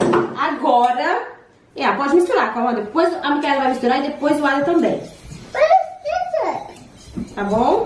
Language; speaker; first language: Portuguese; native; Portuguese